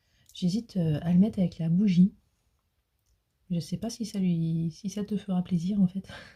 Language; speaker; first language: French; native; French